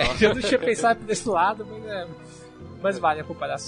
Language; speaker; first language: Portuguese; native; Portuguese